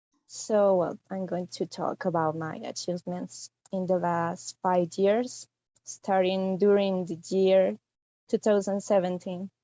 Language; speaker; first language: English; non-native, fluent; Spanish